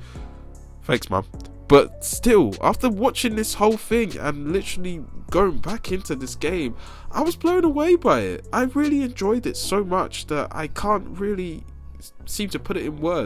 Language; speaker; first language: English; native; English